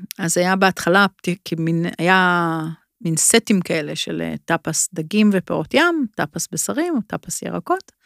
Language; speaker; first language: Hebrew; native; Hebrew